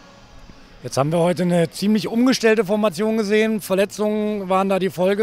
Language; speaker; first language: German; native; German